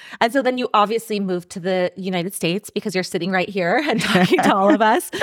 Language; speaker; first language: English; native; English